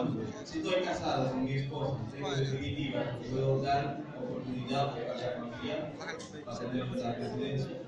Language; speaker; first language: Spanish; non-native, learner; Haitian Creole